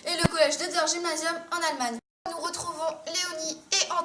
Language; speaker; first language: French; native; French